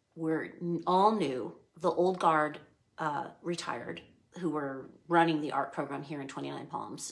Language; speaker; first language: English; native; English